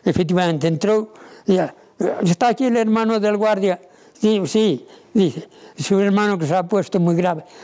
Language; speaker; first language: Spanish; non-native, local second language; Galician